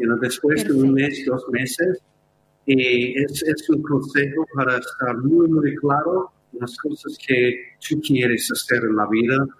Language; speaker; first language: Spanish; non-native, fluent; English